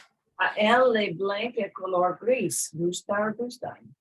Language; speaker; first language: Spanish; non-native, fluent; English